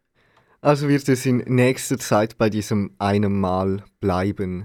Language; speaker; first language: German; native; German